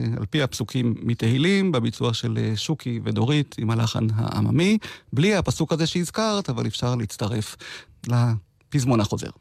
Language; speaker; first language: Hebrew; native; Hebrew